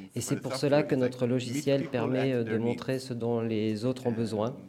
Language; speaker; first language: French; non-native, fluent; Hebrew